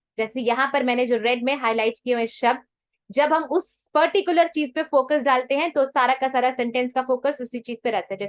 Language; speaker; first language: Hindi; non-native, local second language; Punjabi